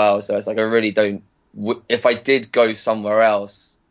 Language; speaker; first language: English; native; English